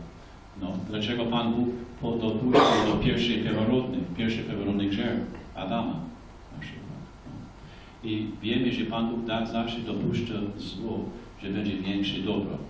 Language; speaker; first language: Polish; non-native, fluent; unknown